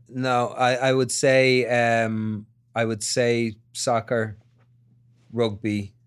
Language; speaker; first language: English; native; English